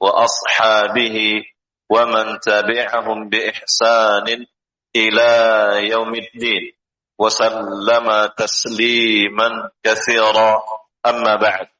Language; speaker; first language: Arabic; non-native, fluent; Indonesian